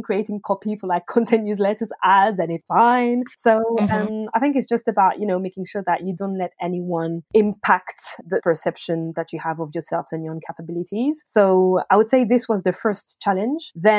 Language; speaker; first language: English; non-native, fluent; French